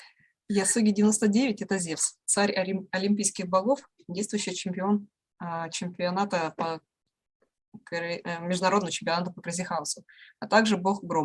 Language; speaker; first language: Russian; native; Russian